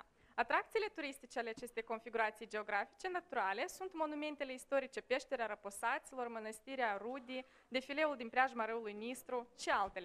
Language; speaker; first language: Romanian; native; Romanian